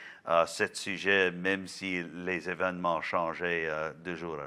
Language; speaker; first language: French; non-native, local second language; English